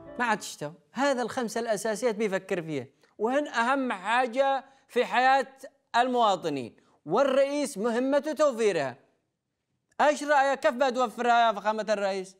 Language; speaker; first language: Arabic; native; Arabic